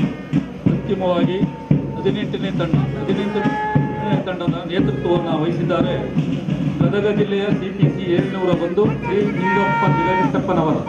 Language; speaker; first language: Kannada; native; Kannada